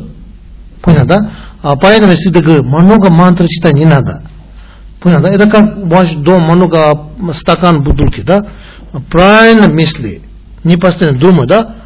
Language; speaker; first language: Russian; non-native, learner; Tibetan